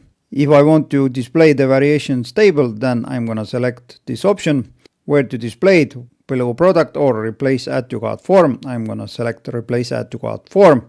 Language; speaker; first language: English; non-native, fluent; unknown